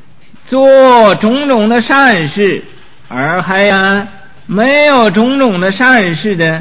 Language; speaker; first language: Chinese; native; Chinese